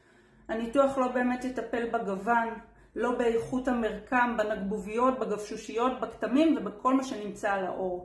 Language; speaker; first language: Hebrew; native; Hebrew